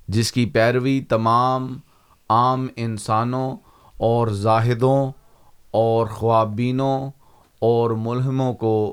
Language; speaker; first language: Urdu; native; Urdu